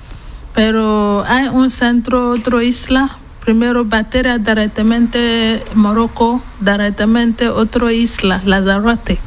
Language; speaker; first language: Spanish; non-native, learner; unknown